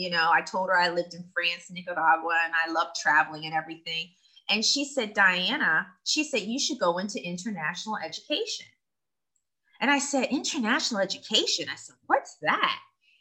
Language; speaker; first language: English; native; English